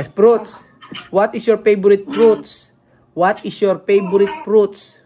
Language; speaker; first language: English; non-native, local second language; Filipino